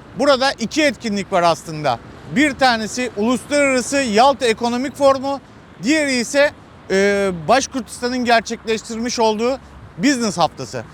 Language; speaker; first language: Turkish; native; Turkish